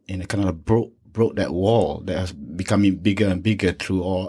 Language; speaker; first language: English; non-native, local second language; Malay